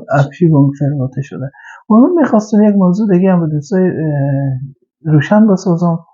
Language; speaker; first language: Persian; native; Persian